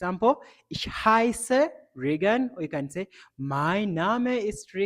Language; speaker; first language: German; non-native, fluent; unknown